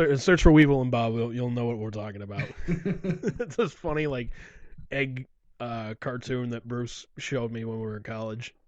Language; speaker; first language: English; native; English